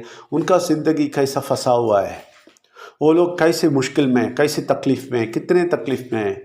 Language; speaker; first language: Hindi; non-native, local second language; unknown